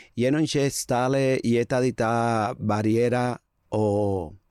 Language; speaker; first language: Czech; non-native, learner; Spanish